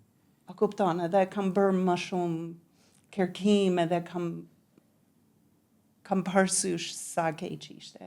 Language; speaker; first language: Albanian; non-native, learner; English